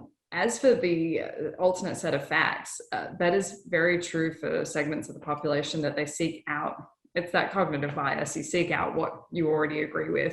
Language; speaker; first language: English; native; English